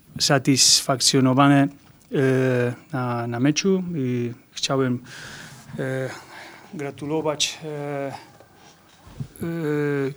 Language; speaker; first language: Polish; non-native, learner; Spanish